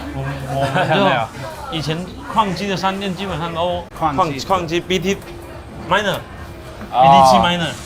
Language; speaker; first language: Chinese; native; Chinese